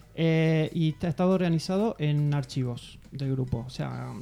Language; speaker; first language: Spanish; native; Spanish